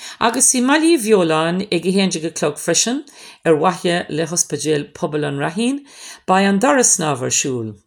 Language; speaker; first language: Irish; non-native, local second language; English